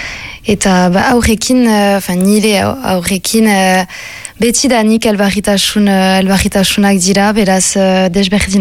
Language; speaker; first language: Basque; non-native, local second language; French